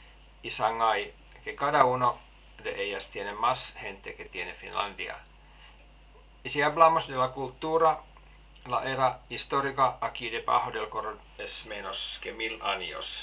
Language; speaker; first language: Spanish; non-native, fluent; Finnish